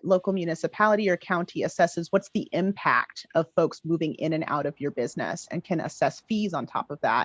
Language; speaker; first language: English; native; English